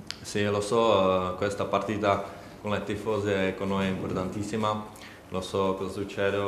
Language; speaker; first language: Italian; non-native, learner; Czech